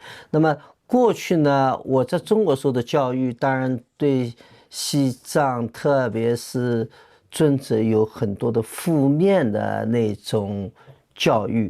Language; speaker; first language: Chinese; native; Chinese